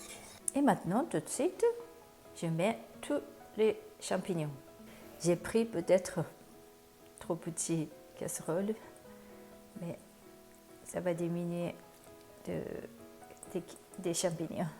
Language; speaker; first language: French; non-native, learner; Japanese